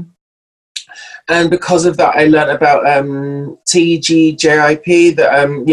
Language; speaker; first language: English; native; English